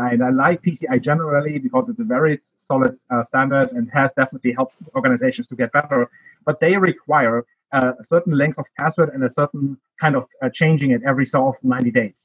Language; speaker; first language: English; non-native, fluent; German